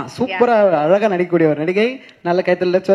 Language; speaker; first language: Tamil; native; Tamil